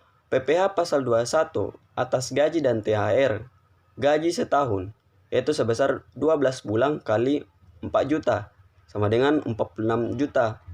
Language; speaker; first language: Indonesian; native; Indonesian